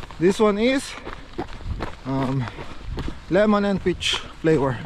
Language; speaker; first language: English; non-native, local second language; Filipino